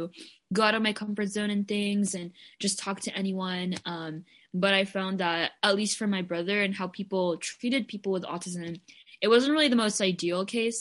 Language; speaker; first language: English; non-native, local second language; Filipino